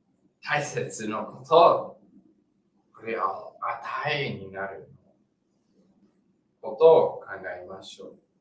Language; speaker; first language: Japanese; non-native, fluent; English